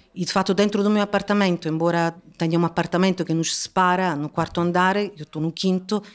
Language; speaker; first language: Portuguese; non-native, fluent; Italian